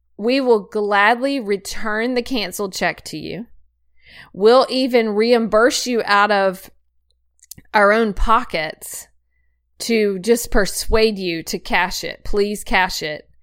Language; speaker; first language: English; native; English